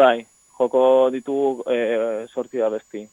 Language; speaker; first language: Basque; non-native, local second language; Spanish